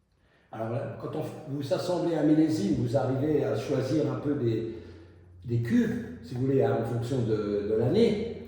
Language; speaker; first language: French; native; French